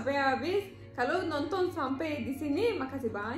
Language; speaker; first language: Indonesian; non-native, learner; Turkish